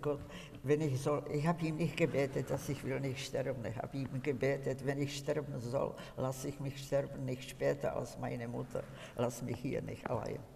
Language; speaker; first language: German; non-native, fluent; Czech